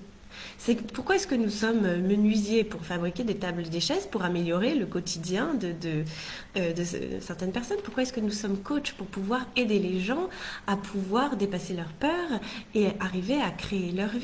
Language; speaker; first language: French; native; French